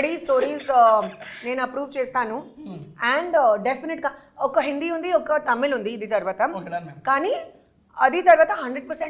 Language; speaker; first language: Telugu; non-native, learner; Hindi